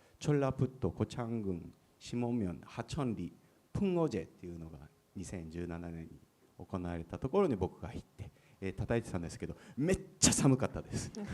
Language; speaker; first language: Japanese; native; Japanese